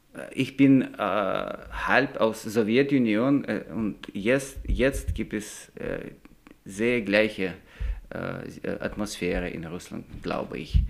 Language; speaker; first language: German; non-native, learner; Russian